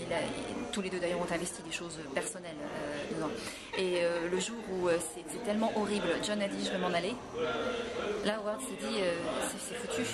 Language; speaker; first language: French; native; French